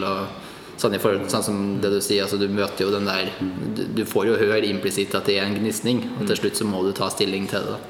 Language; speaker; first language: Norwegian; native; Norwegian